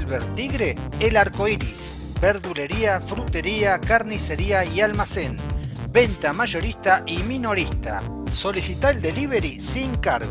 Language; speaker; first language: Spanish; native; Spanish